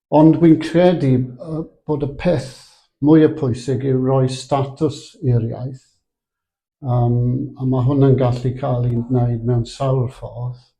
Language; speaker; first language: Welsh; non-native, local second language; English